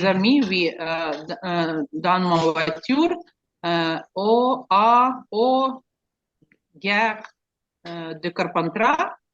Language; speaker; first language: French; non-native, learner; Ukrainian